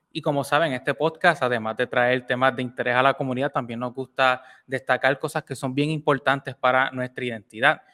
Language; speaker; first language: Spanish; native; Spanish